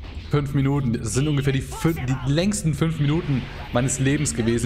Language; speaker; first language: German; native; German